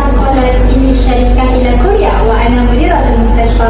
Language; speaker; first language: Arabic; non-native, learner; Malay